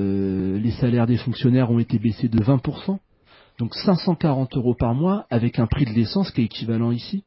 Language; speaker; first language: French; native; French